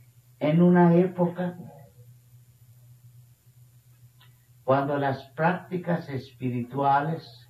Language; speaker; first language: Spanish; non-native, fluent; Bangla